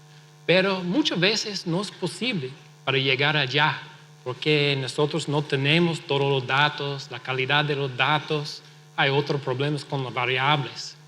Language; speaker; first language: Spanish; non-native, fluent; English